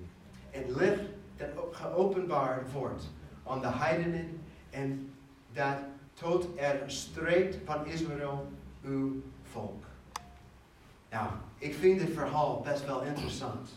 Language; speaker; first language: Dutch; non-native, fluent; English